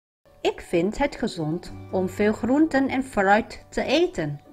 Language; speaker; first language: Dutch; non-native, learner; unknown